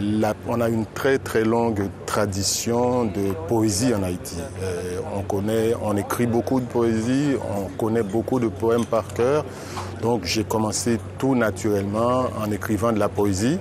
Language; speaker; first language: French; non-native, local second language; Haitian Creole